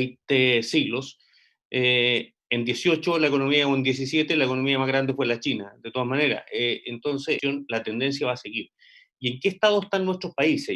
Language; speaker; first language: Spanish; native; Spanish